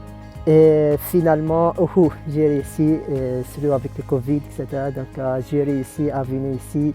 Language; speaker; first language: French; non-native, local second language; Arabic